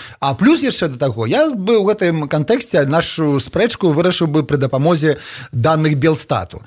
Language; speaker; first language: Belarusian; native; Belarusian